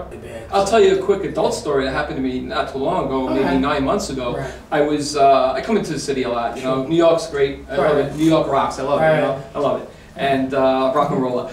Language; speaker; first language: English; native; English